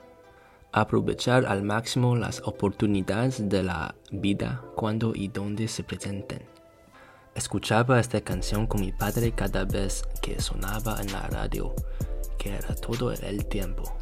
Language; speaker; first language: Spanish; non-native, learner; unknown